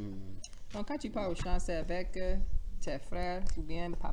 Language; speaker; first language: French; non-native, learner; English